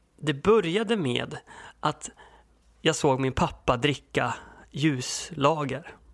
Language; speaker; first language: Swedish; native; Swedish